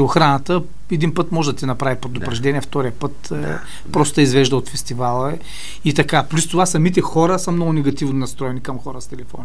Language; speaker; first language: Bulgarian; native; Bulgarian